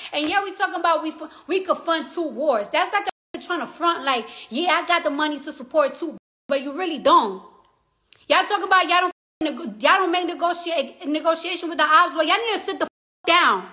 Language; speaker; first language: English; native; English